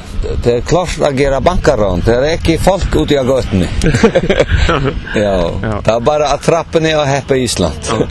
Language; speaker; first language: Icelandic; non-native, learner; Faroese